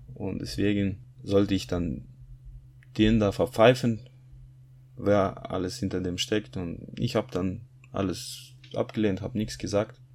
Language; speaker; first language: German; non-native, fluent; Russian